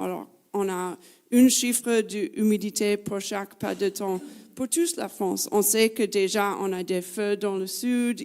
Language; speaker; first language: French; non-native, fluent; English